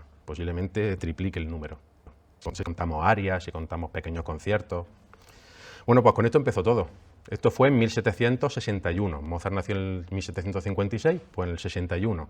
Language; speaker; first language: Spanish; native; Spanish